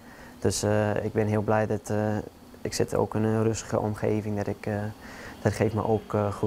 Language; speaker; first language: Dutch; non-native, fluent; English